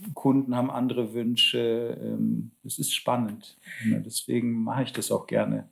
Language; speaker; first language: German; early bilingual, other home language; Polish